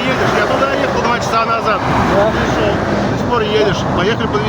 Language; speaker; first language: Russian; native; Russian